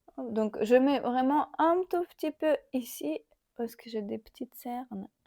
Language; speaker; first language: French; non-native, fluent; Ukrainian